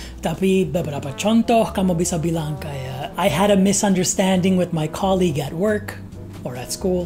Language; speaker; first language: English; native; English